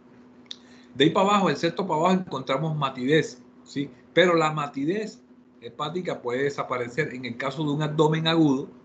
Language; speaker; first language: Spanish; native; Spanish